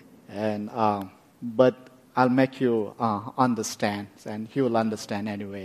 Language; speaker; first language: English; non-native, local second language; Nepali